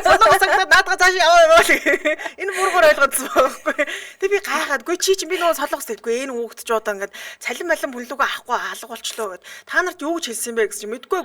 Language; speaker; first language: Mongolian; native; Mongolian